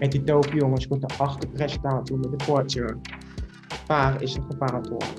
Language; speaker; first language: Dutch; non-native, local second language; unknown